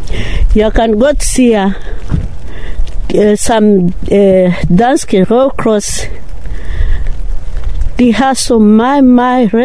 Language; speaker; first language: Danish; non-native, learner; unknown